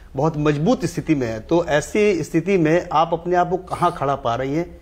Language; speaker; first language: Hindi; native; Hindi